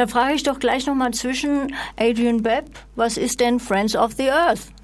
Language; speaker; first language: German; native; German